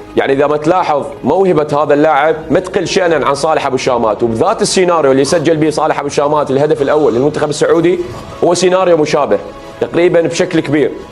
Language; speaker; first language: Arabic; native; Arabic